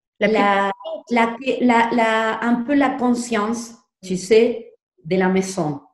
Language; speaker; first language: French; non-native, learner; Spanish